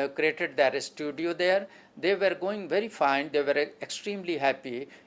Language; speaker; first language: English; non-native, local second language; Hindi